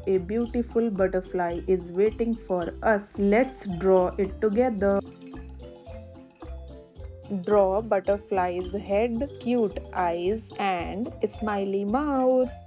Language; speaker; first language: English; non-native, local second language; Hindi